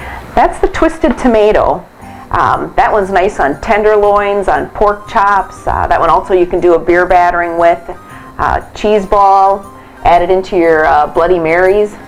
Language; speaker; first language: English; native; English